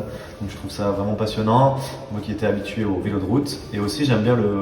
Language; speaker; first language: French; native; French